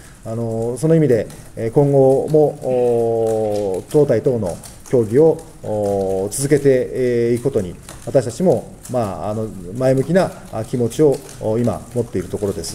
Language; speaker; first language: Japanese; native; Japanese